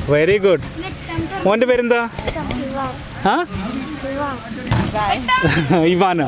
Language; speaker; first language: Malayalam; native; Malayalam